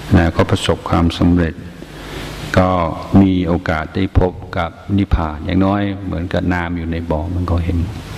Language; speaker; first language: Thai; non-native, fluent; English